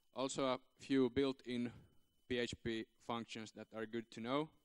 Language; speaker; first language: English; non-native, fluent; Finnish